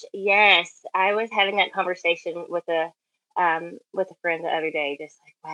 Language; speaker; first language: English; native; English